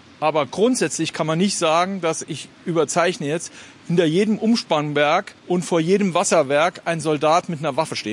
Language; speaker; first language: German; native; German